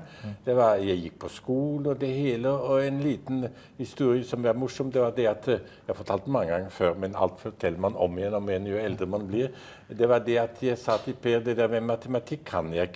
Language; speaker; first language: Norwegian; early bilingual, heritage; Norwegian